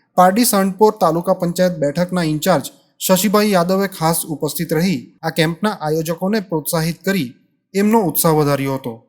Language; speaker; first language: Gujarati; native; Gujarati